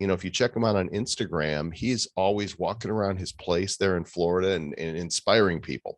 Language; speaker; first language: English; native; English